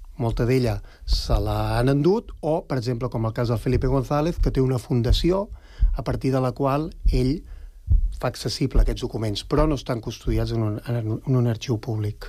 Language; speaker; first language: Catalan; native; Catalan